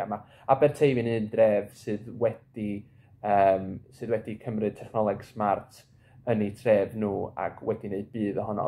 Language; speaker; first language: Welsh; native; Welsh